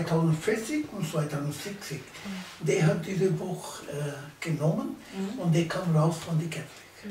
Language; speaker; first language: German; non-native, learner; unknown